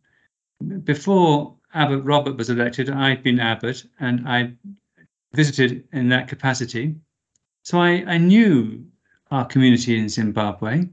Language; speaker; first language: English; native; English